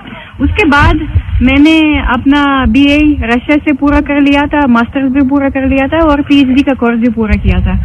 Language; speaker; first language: Hindi; non-native, fluent; Russian